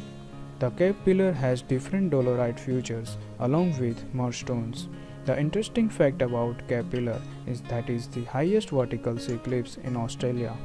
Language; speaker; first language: English; non-native, fluent; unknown